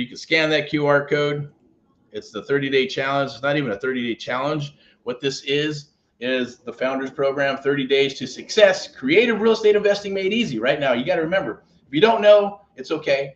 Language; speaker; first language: English; native; English